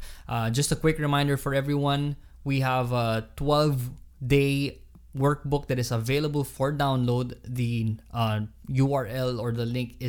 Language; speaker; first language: English; non-native, local second language; Hiligaynon